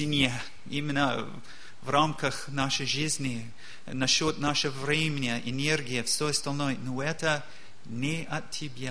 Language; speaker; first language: Russian; non-native, learner; English